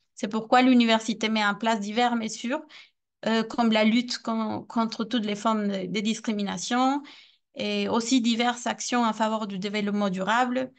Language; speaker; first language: French; non-native, fluent; Spanish